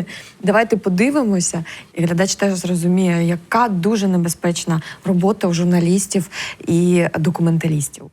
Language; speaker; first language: Ukrainian; native; Ukrainian